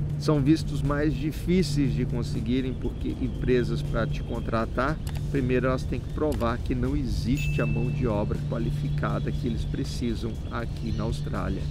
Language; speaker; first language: Portuguese; early bilingual, other home language; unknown